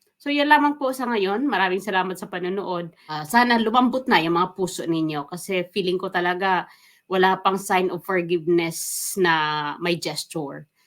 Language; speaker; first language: Filipino; non-native, local second language; Waray